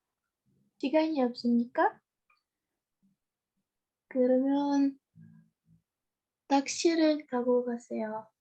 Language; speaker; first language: Korean; non-native, learner; Russian